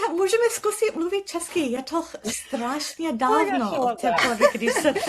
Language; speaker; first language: Czech; non-native, learner; English